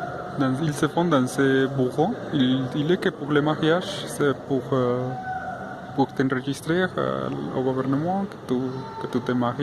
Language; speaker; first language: French; non-native, fluent; Spanish